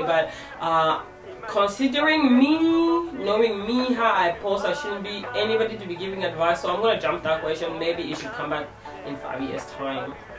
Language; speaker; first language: English; non-native, fluent; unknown